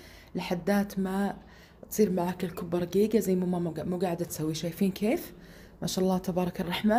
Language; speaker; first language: Arabic; native; Arabic